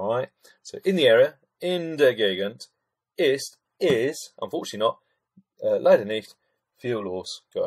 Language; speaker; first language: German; non-native, fluent; English